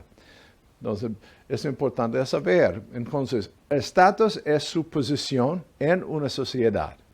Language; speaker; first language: Spanish; non-native, fluent; English